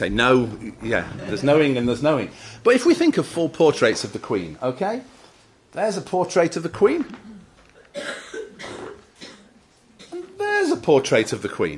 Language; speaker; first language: English; native; English